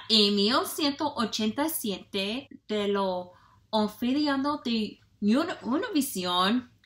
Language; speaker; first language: Spanish; non-native, learner; English